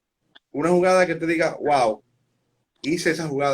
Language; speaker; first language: Spanish; native; Spanish